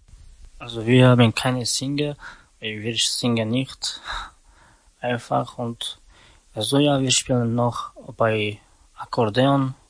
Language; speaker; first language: German; non-native, learner; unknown